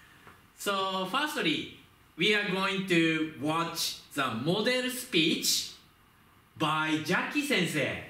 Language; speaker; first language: English; non-native, fluent; Japanese